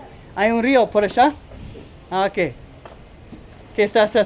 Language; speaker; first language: Spanish; non-native, learner; English